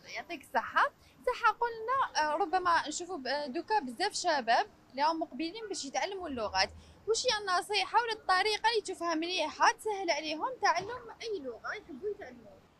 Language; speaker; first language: Arabic; native; Arabic